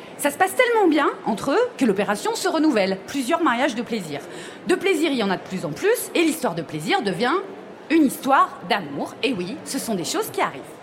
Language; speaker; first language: French; native; French